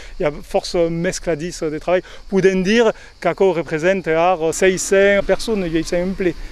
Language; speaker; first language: Occitan; non-native, local second language; French